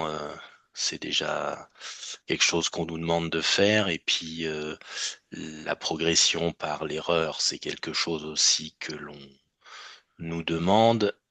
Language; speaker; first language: French; native; French